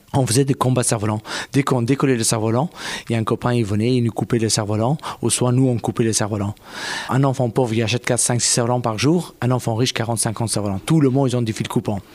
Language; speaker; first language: French; non-native, fluent; Persian